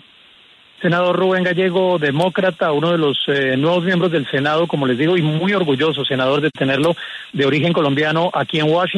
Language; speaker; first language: Spanish; native; Spanish